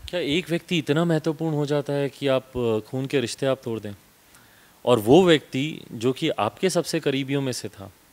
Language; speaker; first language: Hindi; native; Hindi